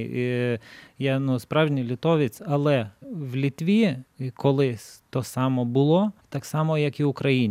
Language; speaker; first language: Ukrainian; non-native, learner; Lithuanian